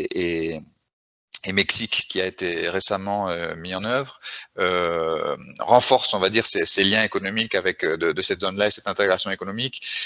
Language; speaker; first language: French; native; French